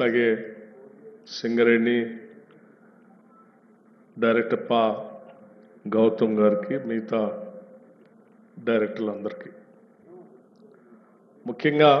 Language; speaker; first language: Telugu; native; Telugu